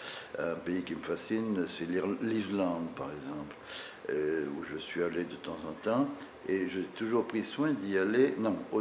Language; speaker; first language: French; native; French